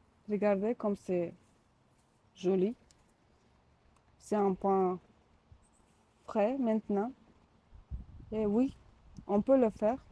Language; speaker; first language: French; non-native, learner; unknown